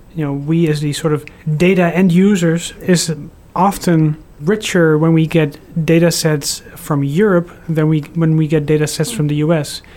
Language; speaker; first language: English; non-native, fluent; Dutch